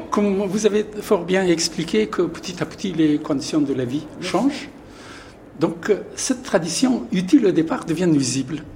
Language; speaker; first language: French; non-native, fluent; Pashto